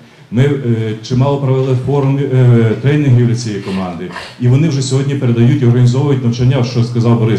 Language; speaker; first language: Ukrainian; native; Ukrainian